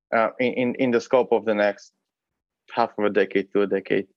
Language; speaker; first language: English; non-native, fluent; Hebrew